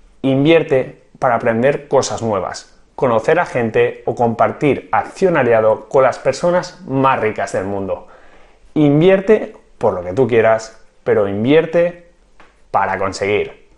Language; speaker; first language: Spanish; native; Spanish